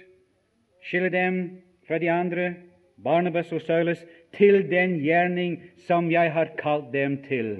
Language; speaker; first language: Norwegian; non-native, fluent; English